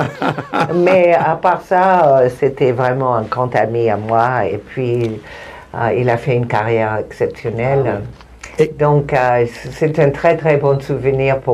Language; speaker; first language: French; non-native, fluent; Spanish